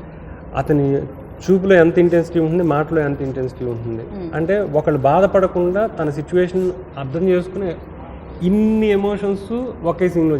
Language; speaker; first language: Telugu; native; Telugu